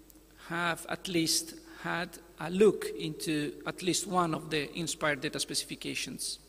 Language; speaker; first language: English; non-native, fluent; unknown